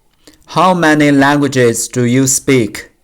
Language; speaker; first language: English; non-native, learner; Chinese